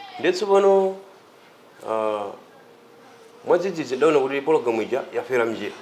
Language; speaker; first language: Nyanja; native; Nyanja